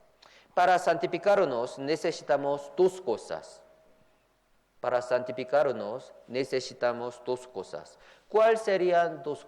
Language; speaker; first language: Spanish; non-native, fluent; Korean